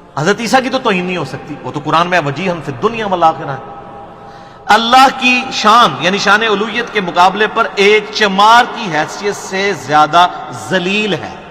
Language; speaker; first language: Urdu; non-native, local second language; Punjabi